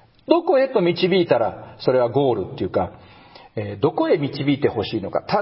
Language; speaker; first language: Japanese; native; Japanese